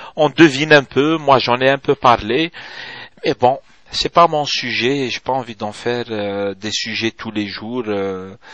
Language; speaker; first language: French; non-native, local second language; Arabic